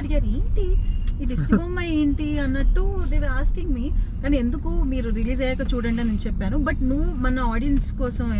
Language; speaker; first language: Telugu; native; Telugu